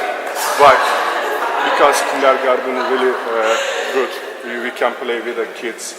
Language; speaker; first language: English; non-native, learner; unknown